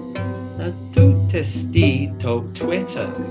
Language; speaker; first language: Greek; non-native, fluent; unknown